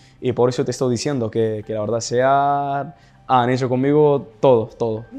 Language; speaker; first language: Spanish; non-native, fluent; Arabic